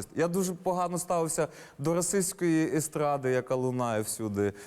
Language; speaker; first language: Ukrainian; native; Ukrainian